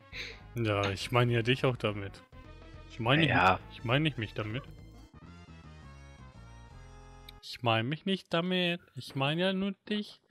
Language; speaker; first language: German; native; German